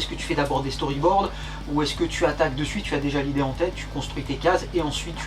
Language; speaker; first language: French; native; French